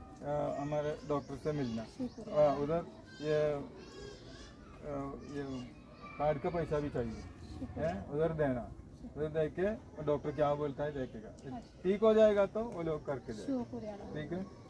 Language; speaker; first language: Hindi; non-native, local second language; Malayalam